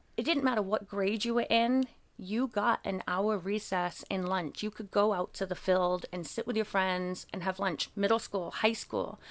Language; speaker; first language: English; native; English